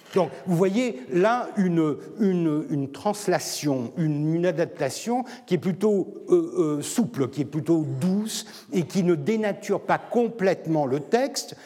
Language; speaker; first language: French; non-native, fluent; Turkish